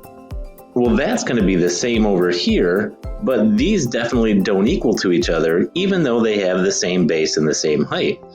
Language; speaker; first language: English; native; English